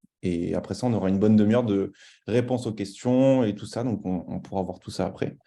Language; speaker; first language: French; native; French